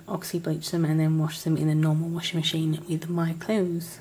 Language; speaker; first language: English; native; English